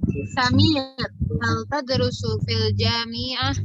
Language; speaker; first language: Arabic; non-native, learner; Indonesian